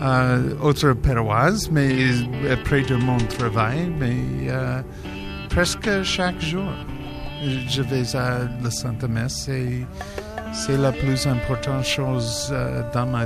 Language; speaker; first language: French; non-native, learner; English